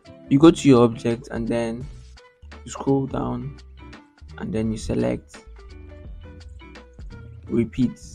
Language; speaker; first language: English; non-native, local second language; Yoruba